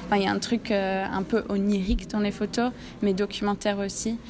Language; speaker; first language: French; non-native, fluent; English